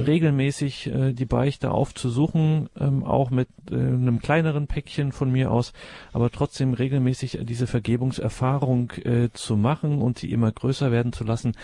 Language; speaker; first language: German; native; German